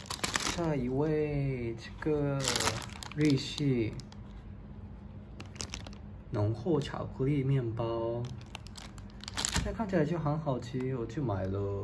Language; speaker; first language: Chinese; non-native, fluent; Japanese